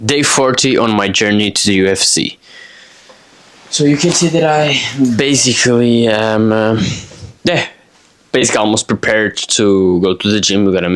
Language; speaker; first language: English; non-native, fluent; Portuguese